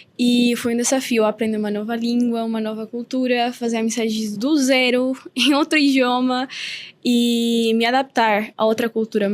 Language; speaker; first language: Portuguese; non-native, fluent; Spanish